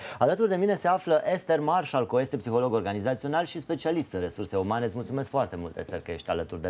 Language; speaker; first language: Romanian; native; Romanian